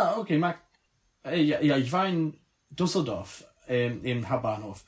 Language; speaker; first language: German; non-native, learner; English